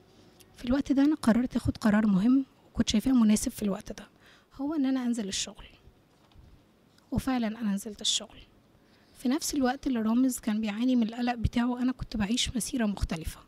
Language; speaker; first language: Arabic; native; Arabic